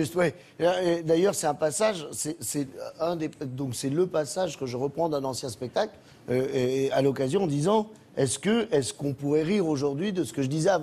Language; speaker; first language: French; native; French